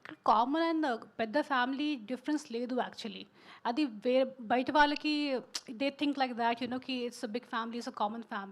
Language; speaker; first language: Telugu; non-native, fluent; Hindi